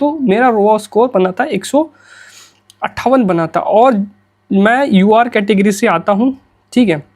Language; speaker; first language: Hindi; native; Hindi